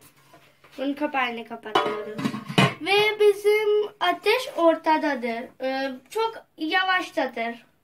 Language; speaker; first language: Turkish; non-native, fluent; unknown